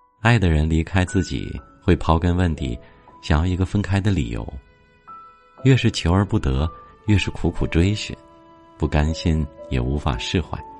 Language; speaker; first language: Chinese; native; Chinese